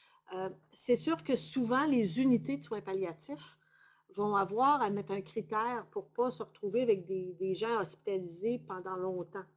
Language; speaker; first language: French; native; French